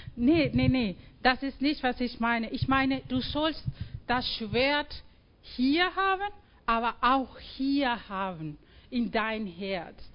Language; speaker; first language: German; non-native, fluent; Spanish